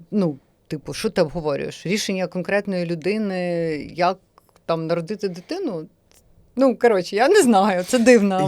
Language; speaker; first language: Ukrainian; native; Ukrainian